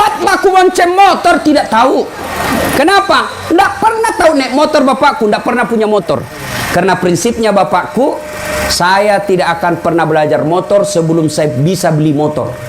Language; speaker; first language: Indonesian; non-native, local second language; Buginese